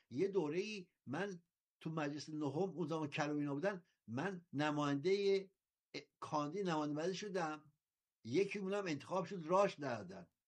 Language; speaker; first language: Persian; native; Persian